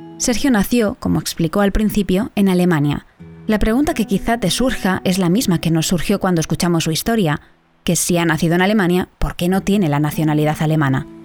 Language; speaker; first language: Spanish; native; Spanish